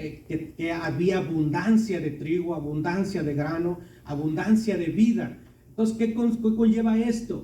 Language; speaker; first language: Spanish; native; Spanish